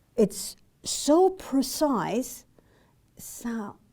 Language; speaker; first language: English; non-native, fluent; Albanian